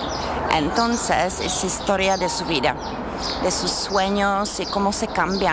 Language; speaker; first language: Spanish; non-native, learner; Czech